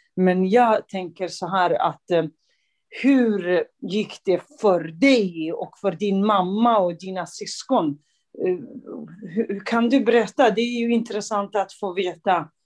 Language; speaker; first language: Swedish; non-native, fluent; Kurdish